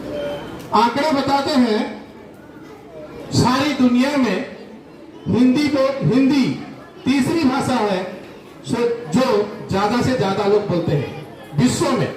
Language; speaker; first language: Hindi; non-native, local second language; Odia